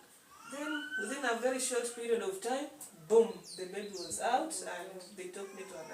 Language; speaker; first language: English; non-native, local second language; Swahili